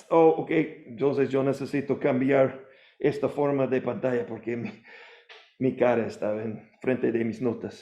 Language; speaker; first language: Spanish; non-native, learner; English